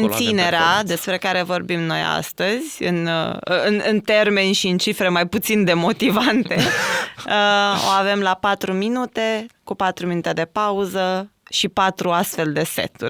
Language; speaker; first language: Romanian; native; Romanian